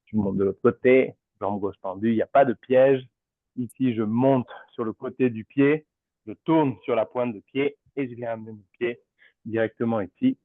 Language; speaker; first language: French; native; French